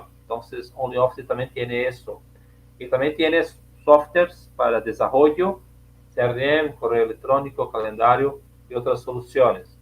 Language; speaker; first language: Spanish; non-native, learner; Portuguese